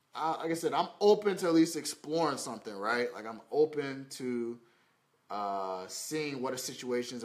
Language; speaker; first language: English; native; English